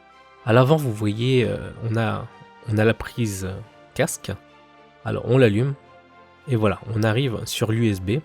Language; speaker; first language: French; native; French